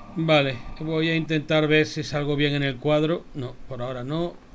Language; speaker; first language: Spanish; native; Spanish